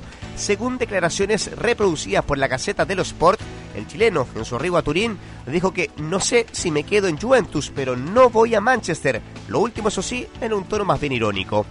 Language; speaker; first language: Spanish; native; Spanish